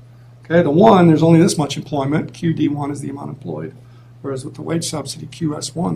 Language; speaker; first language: English; native; English